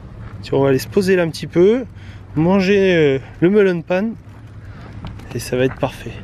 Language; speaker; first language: French; native; French